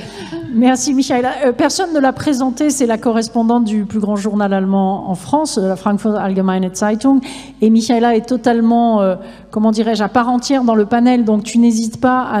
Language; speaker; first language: French; native; French